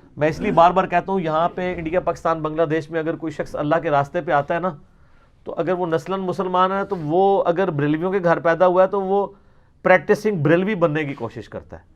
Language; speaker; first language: Urdu; non-native, local second language; Punjabi